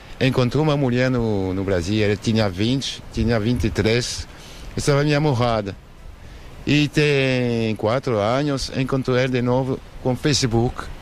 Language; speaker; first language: Portuguese; non-native, learner; French